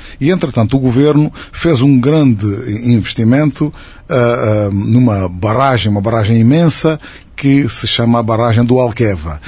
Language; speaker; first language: Portuguese; native; Portuguese